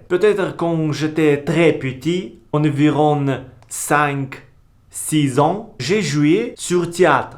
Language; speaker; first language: French; non-native, learner; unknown